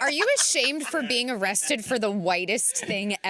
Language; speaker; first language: English; native; English